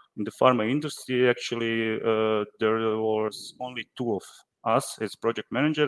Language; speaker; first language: English; non-native, learner; Croatian